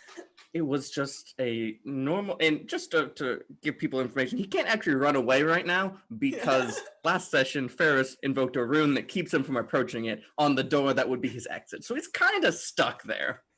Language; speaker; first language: English; native; English